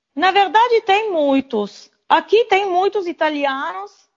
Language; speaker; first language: Portuguese; non-native, fluent; Italian